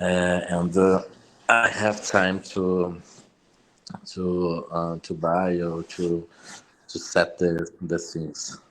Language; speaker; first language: English; non-native, learner; Portuguese